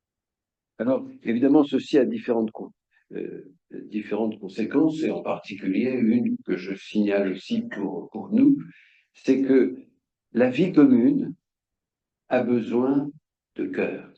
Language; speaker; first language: French; native; French